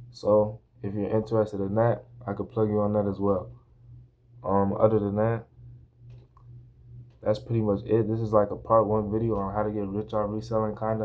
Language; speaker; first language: English; native; English